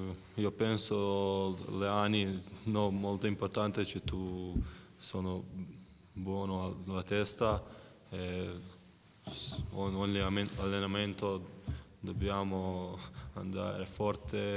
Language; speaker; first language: Italian; non-native, learner; Croatian